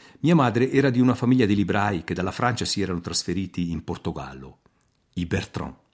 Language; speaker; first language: Italian; native; Italian